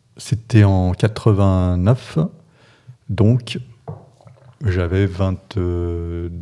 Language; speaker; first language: French; non-native, fluent; English